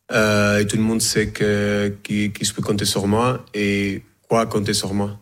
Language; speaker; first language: French; non-native, fluent; Portuguese